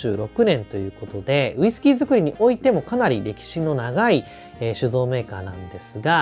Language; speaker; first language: Japanese; native; Japanese